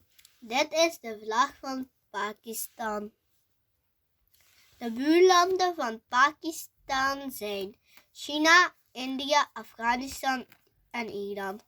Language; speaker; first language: Dutch; early bilingual, other home language; Urdu